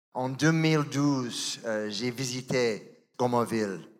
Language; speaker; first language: French; non-native, learner; English